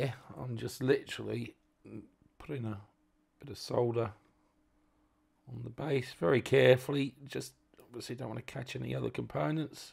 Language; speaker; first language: English; native; English